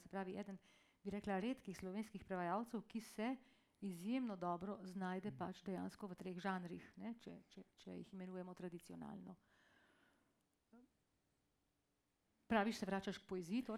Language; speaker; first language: Slovenian; native; Slovenian